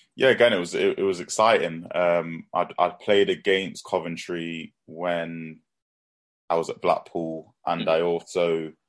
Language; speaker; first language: English; native; English